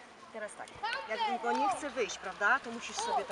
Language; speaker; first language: Polish; native; Polish